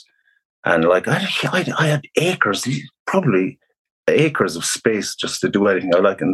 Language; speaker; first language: English; native; English